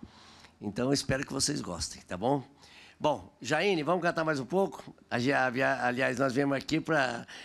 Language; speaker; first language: Portuguese; native; Portuguese